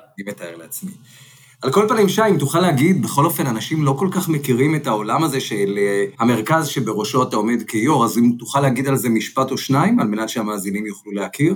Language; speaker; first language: Hebrew; native; Hebrew